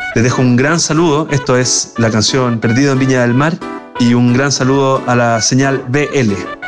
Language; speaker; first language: Spanish; native; Spanish